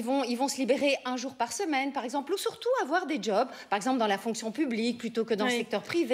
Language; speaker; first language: French; native; French